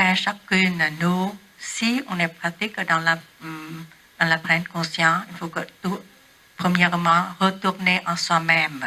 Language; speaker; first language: French; non-native, learner; Vietnamese